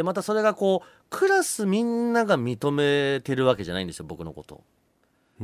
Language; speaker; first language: Japanese; native; Japanese